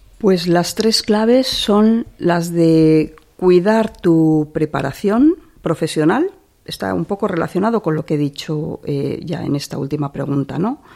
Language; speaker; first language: Spanish; native; Spanish